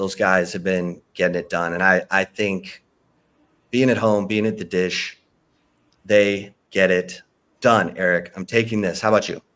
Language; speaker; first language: English; native; English